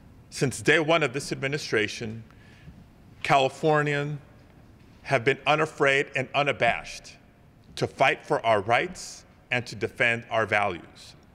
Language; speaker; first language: English; early bilingual, other home language; Spanish